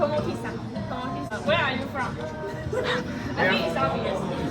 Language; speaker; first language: English; non-native, fluent; Chinese